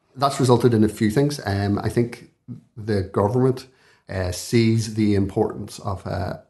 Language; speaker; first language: English; native; English